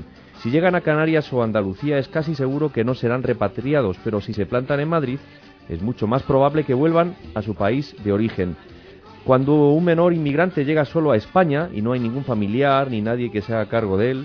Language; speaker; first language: Spanish; native; Spanish